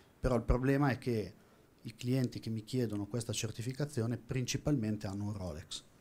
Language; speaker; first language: Italian; native; Italian